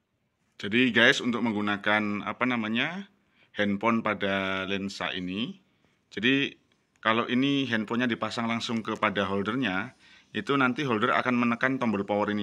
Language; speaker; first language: Indonesian; native; Indonesian